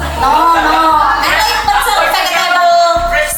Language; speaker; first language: English; non-native, learner; Indonesian